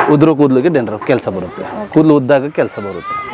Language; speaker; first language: Kannada; non-native, local second language; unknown